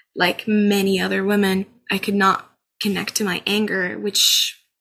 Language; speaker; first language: English; non-native, fluent; Arabic